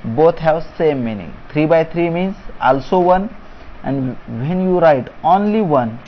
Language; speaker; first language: English; non-native, local second language; Marathi